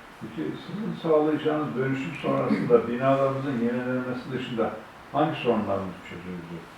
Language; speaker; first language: Turkish; native; Turkish